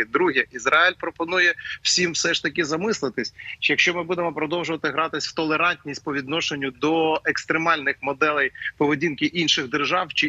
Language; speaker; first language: Ukrainian; native; Ukrainian